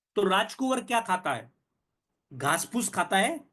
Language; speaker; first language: Hindi; non-native, local second language; Marathi